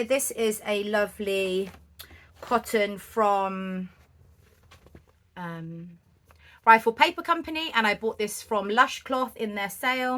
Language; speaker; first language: English; native; English